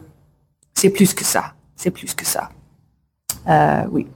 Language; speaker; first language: French; non-native, learner; English